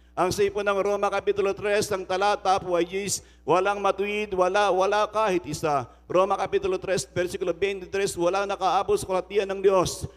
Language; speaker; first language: Filipino; native; Filipino